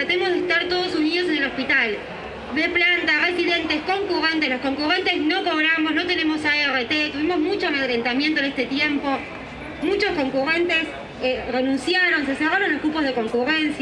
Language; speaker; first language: Spanish; native; Spanish